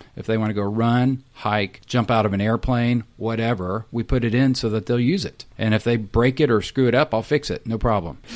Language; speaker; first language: English; native; English